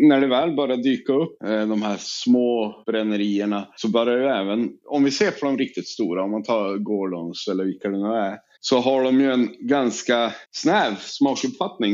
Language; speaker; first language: Swedish; native; Swedish